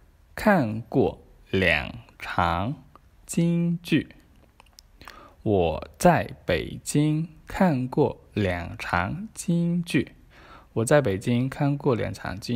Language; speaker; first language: Chinese; non-native, fluent; Khmer